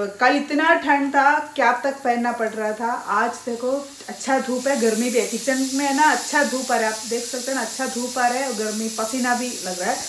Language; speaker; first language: Hindi; non-native, local second language; Malayalam